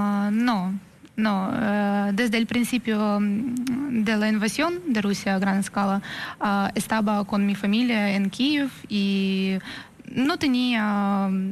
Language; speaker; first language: Spanish; non-native, fluent; Ukrainian